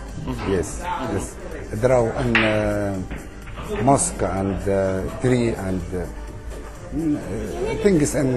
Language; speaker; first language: English; non-native, learner; Arabic